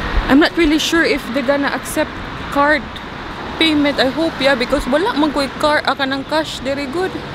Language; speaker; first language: English; non-native, local second language; Cebuano